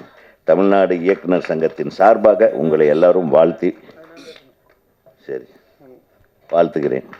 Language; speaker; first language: Tamil; native; Tamil